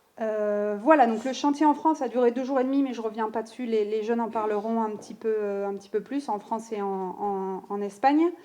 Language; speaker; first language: French; native; French